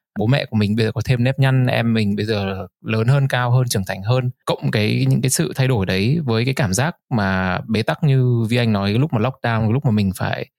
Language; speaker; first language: Vietnamese; native; Vietnamese